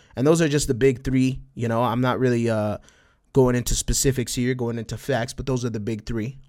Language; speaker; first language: English; early bilingual, other home language; Spanish